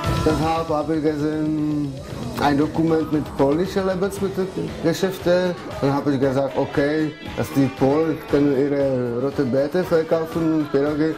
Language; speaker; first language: German; non-native, learner; Czech